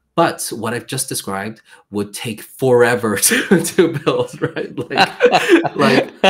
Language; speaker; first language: English; non-native, fluent; Swedish